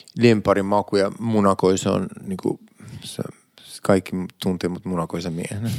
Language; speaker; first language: Finnish; early bilingual, other home language; Persian